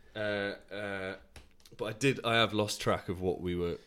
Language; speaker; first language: English; native; English